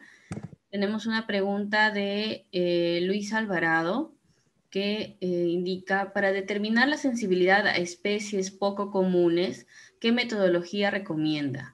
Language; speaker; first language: Spanish; native; Spanish